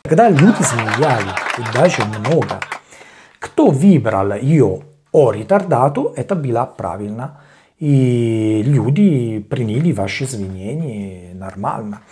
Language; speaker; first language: Russian; non-native, learner; Italian